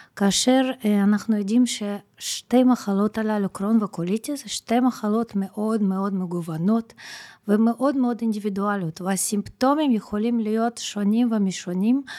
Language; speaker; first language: Hebrew; non-native, fluent; Russian